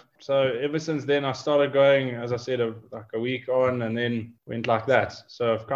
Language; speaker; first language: English; native; English